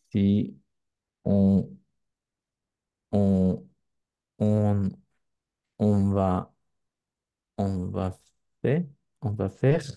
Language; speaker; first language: French; non-native, learner; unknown